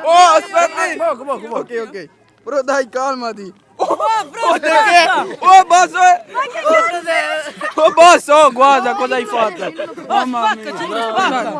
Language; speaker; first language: Italian; non-native, learner; Urdu